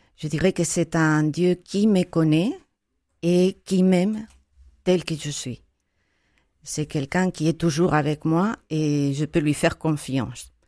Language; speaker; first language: French; non-native, fluent; Spanish